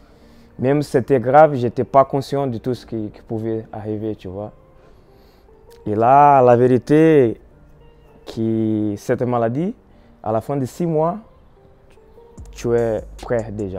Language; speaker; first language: French; non-native, fluent; Portuguese